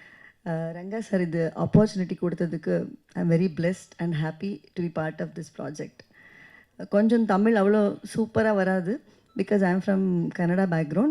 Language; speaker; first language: Tamil; non-native, fluent; Kannada